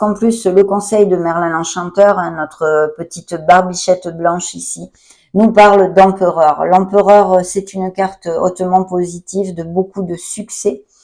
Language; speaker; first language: French; native; French